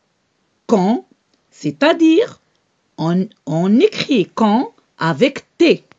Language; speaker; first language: French; non-native, local second language; Arabic